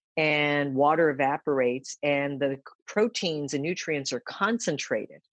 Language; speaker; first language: English; early bilingual, other home language; Japanese